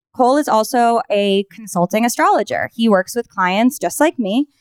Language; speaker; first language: English; native; English